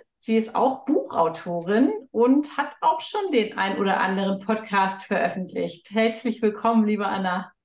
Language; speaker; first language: German; native; German